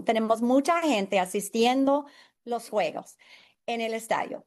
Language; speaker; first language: Spanish; non-native, learner; English